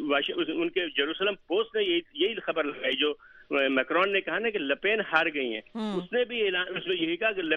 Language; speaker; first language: Urdu; native; Urdu